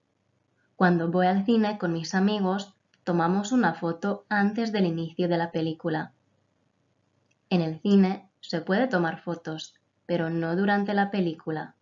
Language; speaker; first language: Spanish; non-native, fluent; Croatian